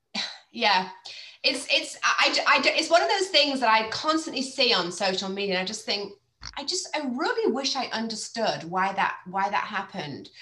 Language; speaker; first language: English; native; English